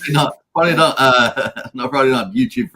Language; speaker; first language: English; native; English